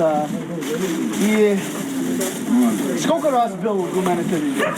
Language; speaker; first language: Russian; non-native, learner; English